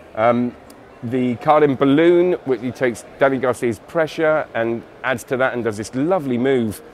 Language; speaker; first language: English; native; English